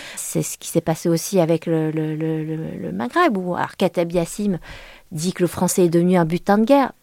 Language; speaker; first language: French; early bilingual, other home language; Vietnamese